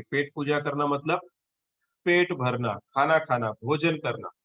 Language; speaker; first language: Hindi; non-native, local second language; Marathi